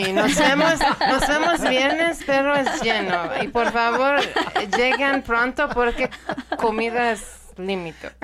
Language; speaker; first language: Spanish; non-native, learner; Persian